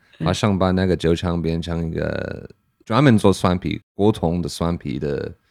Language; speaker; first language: Chinese; non-native, fluent; English